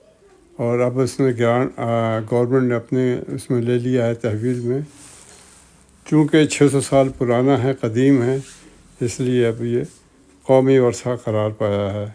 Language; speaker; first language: Urdu; native; Urdu